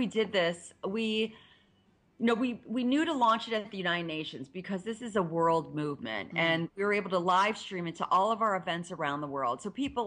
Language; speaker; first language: English; native; English